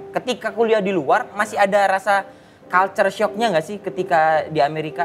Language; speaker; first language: Indonesian; native; Indonesian